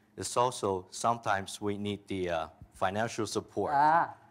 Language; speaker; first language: English; non-native, fluent; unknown